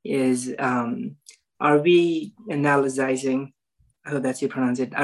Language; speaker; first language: English; non-native, local second language; Nepali